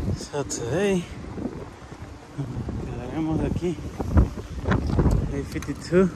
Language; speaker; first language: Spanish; early bilingual, other home language; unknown